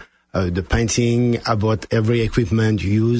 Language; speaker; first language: English; non-native, fluent; French